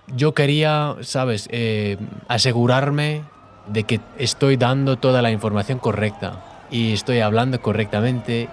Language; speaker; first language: Spanish; non-native, fluent; Persian